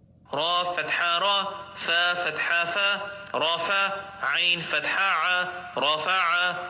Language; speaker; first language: Arabic; non-native, fluent; Oromo